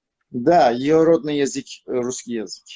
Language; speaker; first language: Russian; non-native, learner; Turkish